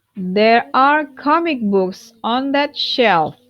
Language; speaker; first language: English; non-native, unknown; Indonesian